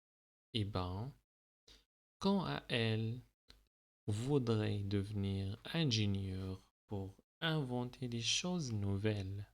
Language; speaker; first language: French; non-native, local second language; Arabic